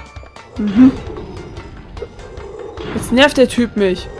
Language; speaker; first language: German; native; German